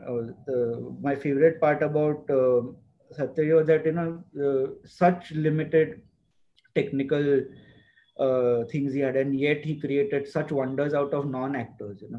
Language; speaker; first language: English; non-native, local second language; Gujarati